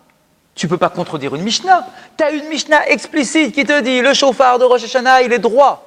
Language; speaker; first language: French; native; French